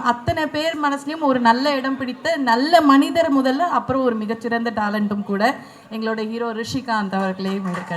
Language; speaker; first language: Tamil; native; Tamil